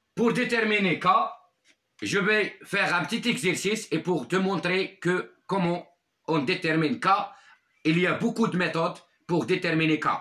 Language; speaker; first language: French; non-native, local second language; Arabic